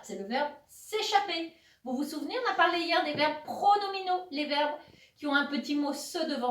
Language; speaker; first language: French; native; French